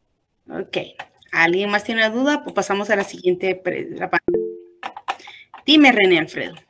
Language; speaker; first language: Spanish; native; Spanish